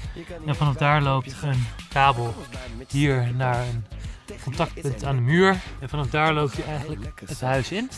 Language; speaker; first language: Dutch; native; Dutch